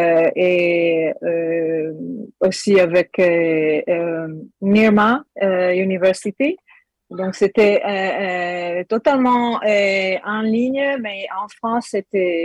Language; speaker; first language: French; non-native, learner; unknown